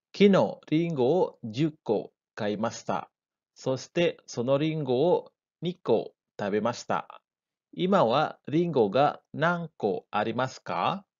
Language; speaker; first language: Japanese; non-native, fluent; Indonesian